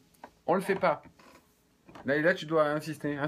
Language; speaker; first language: French; native; French